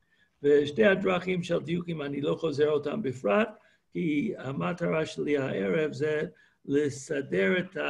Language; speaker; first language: Hebrew; non-native, fluent; English